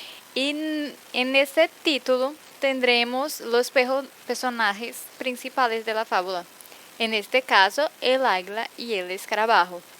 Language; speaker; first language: Spanish; non-native, fluent; Portuguese